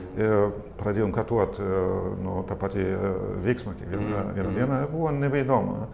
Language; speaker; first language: Lithuanian; non-native, fluent; German